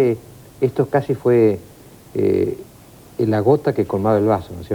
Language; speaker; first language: Spanish; native; Spanish